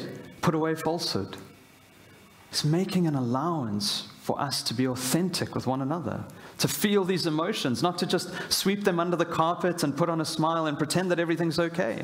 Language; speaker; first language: English; native; English